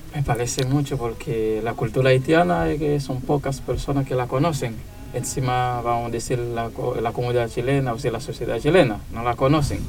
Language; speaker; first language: Spanish; non-native, learner; Haitian Creole